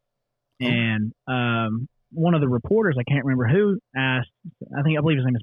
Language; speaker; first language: English; native; English